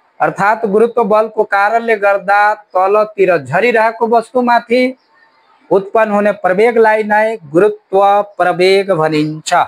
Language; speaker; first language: Nepali; non-native, local second language; Maithili